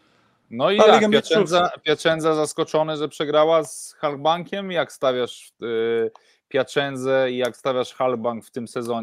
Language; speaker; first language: Polish; native; Polish